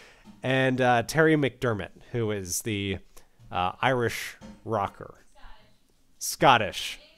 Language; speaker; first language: English; native; English